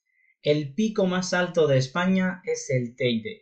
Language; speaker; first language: Spanish; non-native, fluent; Urdu